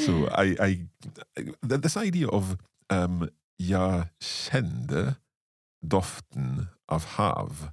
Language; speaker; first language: Swedish; non-native, learner; English